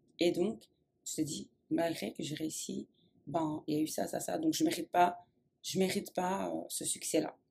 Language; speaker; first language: French; native; French